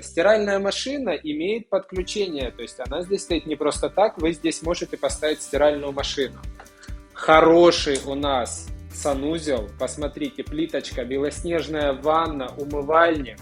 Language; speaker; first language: Russian; native; Russian